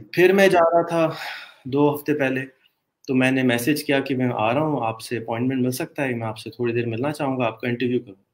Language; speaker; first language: Urdu; native; Urdu